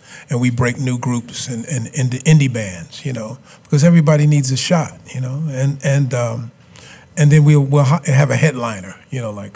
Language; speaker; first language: English; native; English